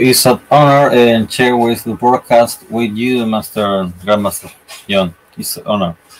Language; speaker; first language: English; non-native, learner; Spanish